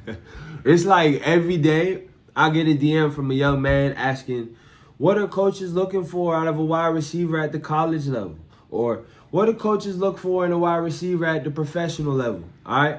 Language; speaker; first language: English; native; English